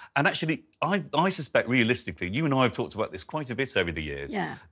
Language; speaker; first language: English; native; English